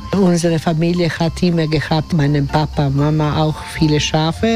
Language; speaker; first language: German; non-native, learner; Croatian